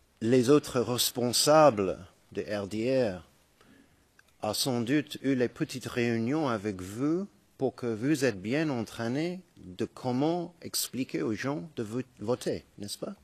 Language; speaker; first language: French; non-native, fluent; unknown